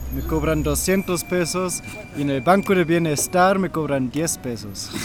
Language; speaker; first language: Spanish; non-native, fluent; German